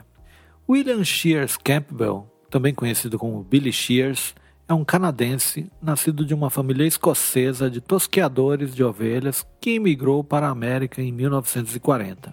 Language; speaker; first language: Portuguese; native; Portuguese